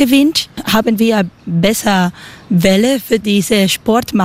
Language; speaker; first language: German; non-native, learner; Spanish